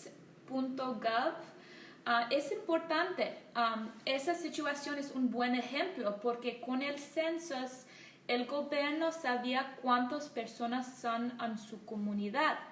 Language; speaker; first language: Spanish; non-native, learner; English